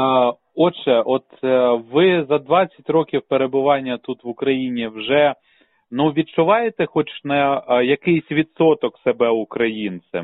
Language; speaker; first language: Ukrainian; native; Ukrainian